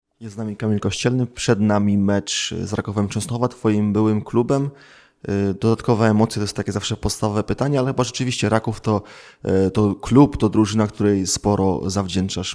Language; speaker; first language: Polish; native; Polish